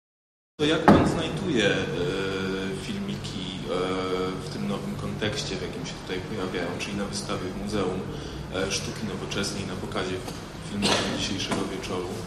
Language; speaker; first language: Polish; native; Polish